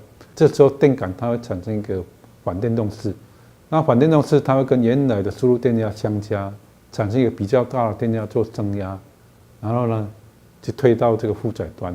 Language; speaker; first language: Chinese; native; Chinese